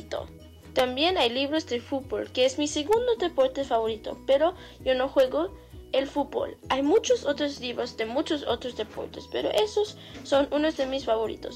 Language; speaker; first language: Spanish; non-native, learner; English